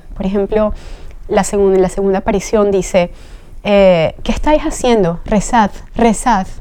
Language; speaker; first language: Spanish; native; Spanish